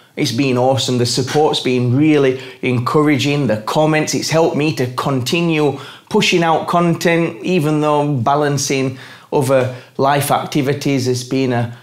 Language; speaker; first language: English; native; English